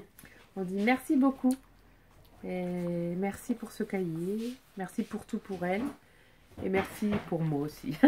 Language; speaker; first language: French; native; French